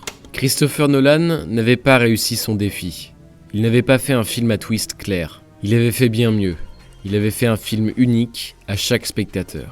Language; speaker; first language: French; native; French